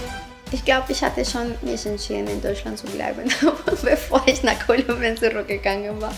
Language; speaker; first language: German; non-native, fluent; Spanish